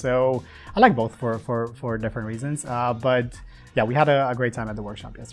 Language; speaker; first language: English; non-native, fluent; Romanian